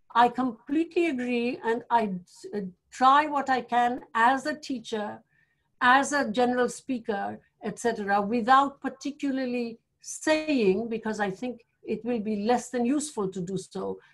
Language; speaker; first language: English; non-native, local second language; Bangla